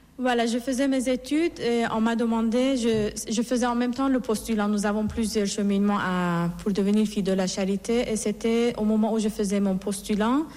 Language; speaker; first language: French; non-native, fluent; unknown